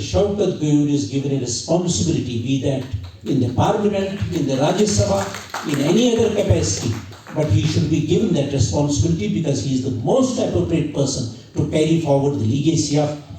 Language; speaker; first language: English; non-native, local second language; Kashmiri